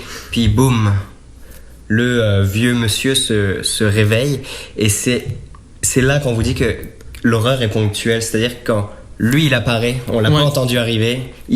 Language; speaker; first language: French; native; French